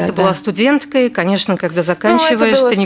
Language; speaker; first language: Russian; native; Russian